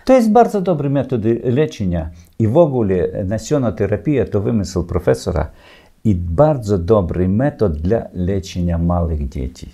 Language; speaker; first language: Polish; non-native, learner; Ukrainian